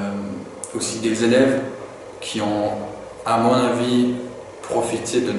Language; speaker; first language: French; non-native, fluent; German